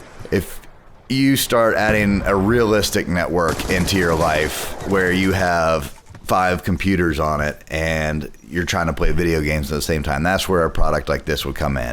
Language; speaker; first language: English; native; English